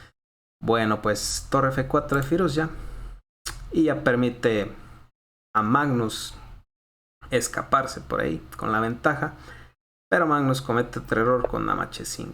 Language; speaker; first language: Spanish; native; Spanish